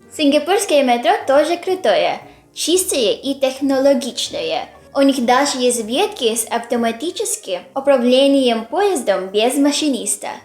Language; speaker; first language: Russian; non-native, fluent; Filipino